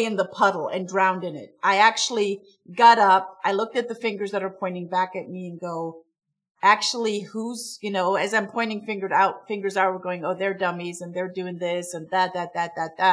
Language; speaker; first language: English; non-native, fluent; German